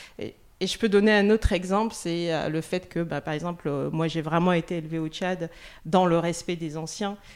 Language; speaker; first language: French; non-native, local second language; Russian